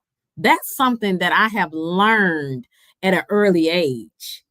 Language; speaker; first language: English; native; English